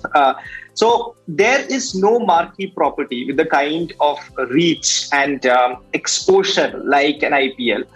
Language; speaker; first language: English; non-native, local second language; Malayalam